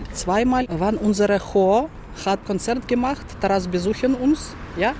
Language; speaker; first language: German; non-native, learner; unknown